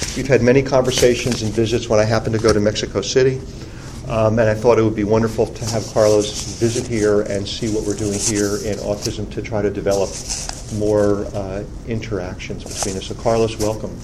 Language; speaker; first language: English; native; English